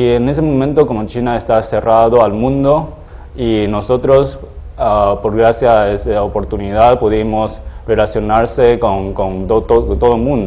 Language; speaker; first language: Spanish; non-native, fluent; Chinese